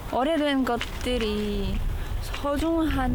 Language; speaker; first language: Korean; non-native, fluent; Polish